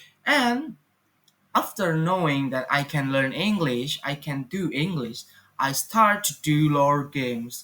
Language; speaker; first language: English; non-native, fluent; Indonesian